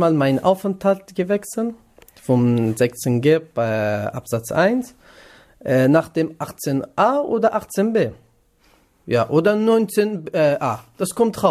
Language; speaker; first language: German; non-native, learner; Kurdish